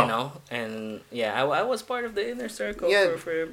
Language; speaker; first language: English; non-native, local second language; Filipino